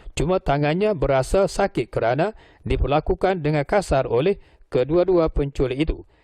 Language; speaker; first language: Malay; native; Malay